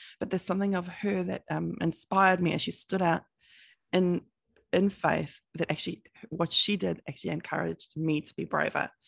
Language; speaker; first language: English; native; English